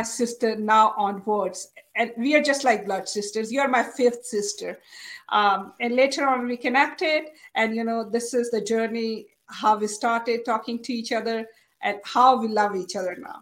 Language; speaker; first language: English; non-native, local second language; Urdu